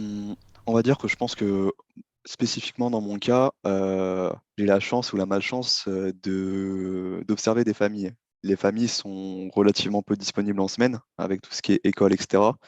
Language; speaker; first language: French; native; French